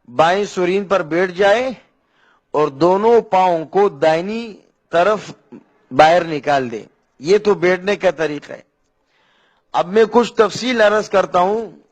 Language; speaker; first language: Urdu; non-native, local second language; Pashto